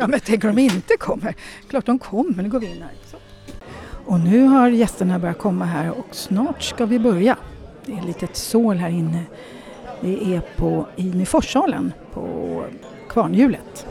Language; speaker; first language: Swedish; native; Swedish